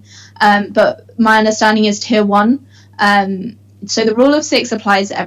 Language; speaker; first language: English; native; English